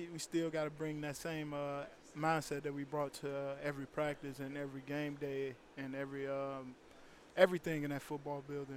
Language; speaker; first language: English; native; English